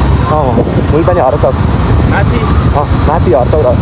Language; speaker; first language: Nepali; native; Nepali